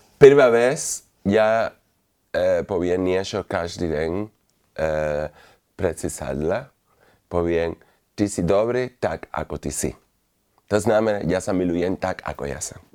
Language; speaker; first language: Slovak; non-native, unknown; Spanish